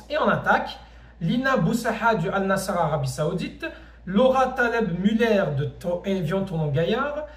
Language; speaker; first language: French; native; French